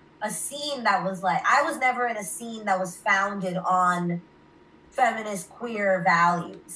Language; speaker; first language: English; native; English